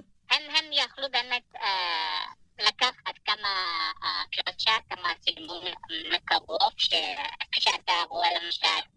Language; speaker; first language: Hebrew; non-native, fluent; Persian